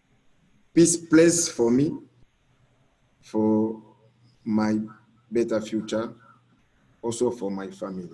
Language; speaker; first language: English; non-native, learner; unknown